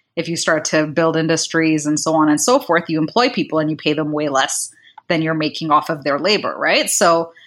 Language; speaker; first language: English; non-native, local second language; Kinyarwanda